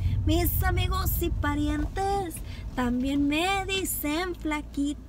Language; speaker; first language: Spanish; early bilingual, heritage; Spanish